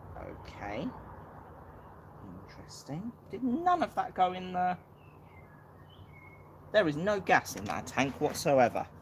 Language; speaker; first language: English; native; English